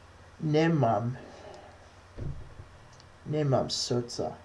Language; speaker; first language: Polish; non-native, learner; English